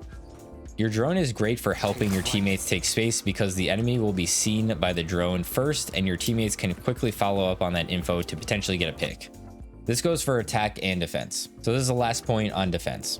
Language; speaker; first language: English; native; English